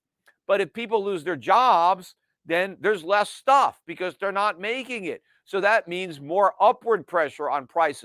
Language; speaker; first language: English; native; English